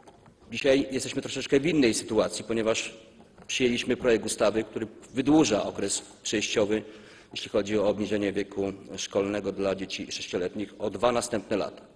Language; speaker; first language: Polish; native; Polish